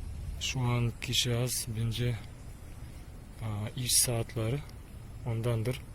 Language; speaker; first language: Turkish; non-native, learner; Bashkir